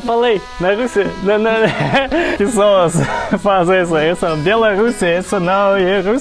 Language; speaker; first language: Portuguese; non-native, learner; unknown